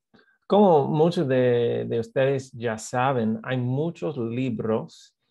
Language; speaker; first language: Spanish; non-native, fluent; English